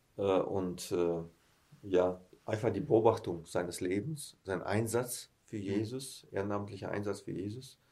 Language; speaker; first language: German; early bilingual, heritage; German